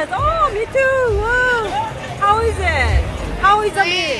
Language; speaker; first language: English; non-native, learner; Korean